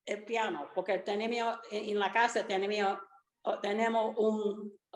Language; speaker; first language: Spanish; early bilingual, other home language; Italian